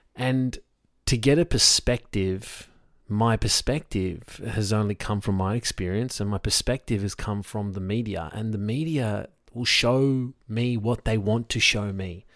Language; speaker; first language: English; native; English